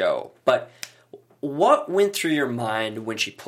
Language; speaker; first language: English; native; English